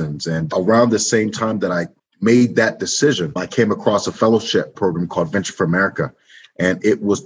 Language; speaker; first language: English; native; English